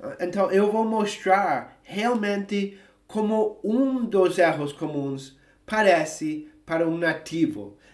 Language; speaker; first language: Portuguese; non-native, fluent; English